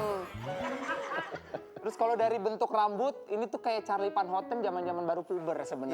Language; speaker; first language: Indonesian; native; Indonesian